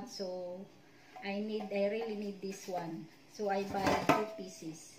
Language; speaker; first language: English; non-native, local second language; Filipino